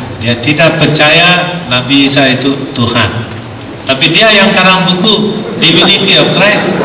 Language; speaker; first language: Malay; non-native, local second language; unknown